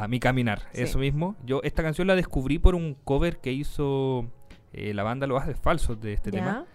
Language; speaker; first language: Spanish; native; Spanish